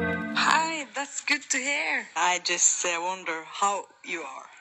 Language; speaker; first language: English; non-native, fluent; Norwegian